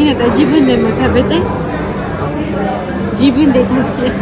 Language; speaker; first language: Japanese; non-native, learner; Georgian